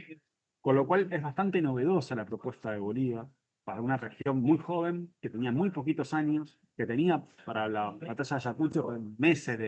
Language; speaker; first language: Spanish; native; Spanish